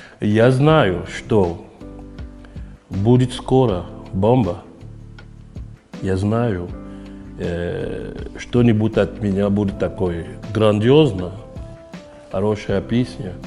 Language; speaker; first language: Russian; non-native, fluent; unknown